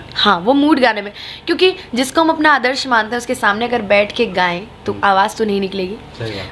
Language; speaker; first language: Hindi; native; Hindi